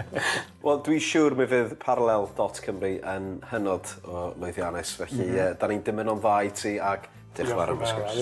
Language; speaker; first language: Welsh; native; Welsh